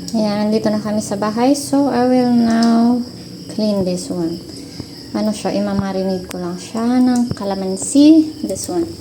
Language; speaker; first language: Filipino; native; Filipino